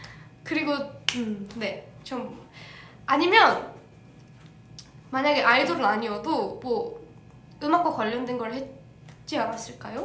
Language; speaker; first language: Korean; early bilingual, heritage; English